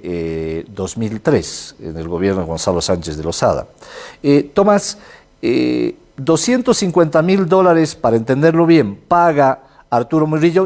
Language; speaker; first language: Spanish; native; Spanish